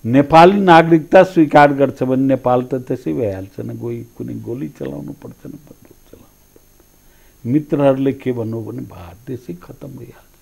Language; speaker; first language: Nepali; non-native, local second language; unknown